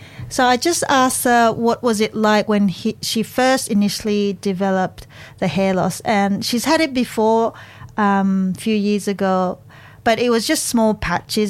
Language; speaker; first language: English; non-native, fluent; Japanese